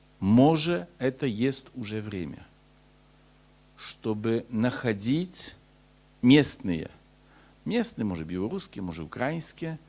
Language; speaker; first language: Russian; non-native, fluent; Polish